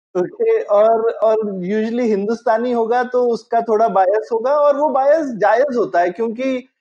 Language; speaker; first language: Hindi; native; Hindi